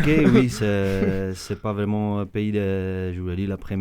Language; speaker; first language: French; non-native, fluent; Czech